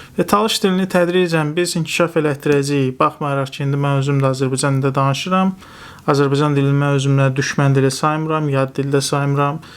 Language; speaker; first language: Azerbaijani; non-native, local second language; Talysh